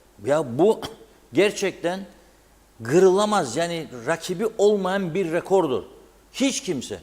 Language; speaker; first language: Turkish; native; Turkish